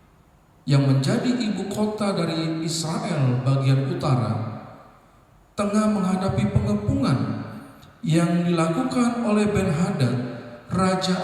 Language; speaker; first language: Indonesian; native; Indonesian